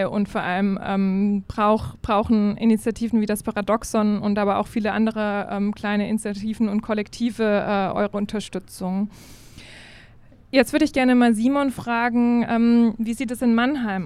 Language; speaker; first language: German; native; German